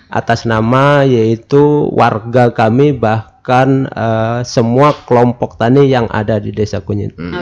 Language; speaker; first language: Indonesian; non-native, local second language; Javanese